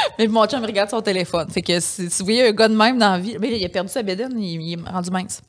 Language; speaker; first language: French; native; French